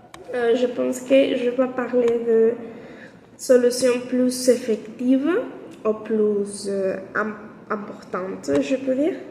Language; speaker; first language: French; non-native, learner; Spanish